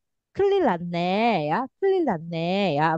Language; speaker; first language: Korean; non-native, fluent; Indonesian